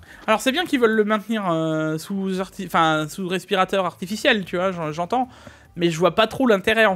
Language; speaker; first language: French; native; French